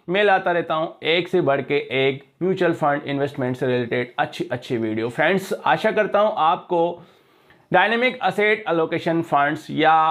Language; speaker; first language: Hindi; native; Hindi